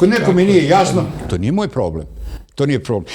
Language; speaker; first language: Bosnian; native; Bosnian